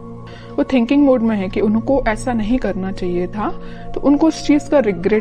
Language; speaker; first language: Hindi; native; Hindi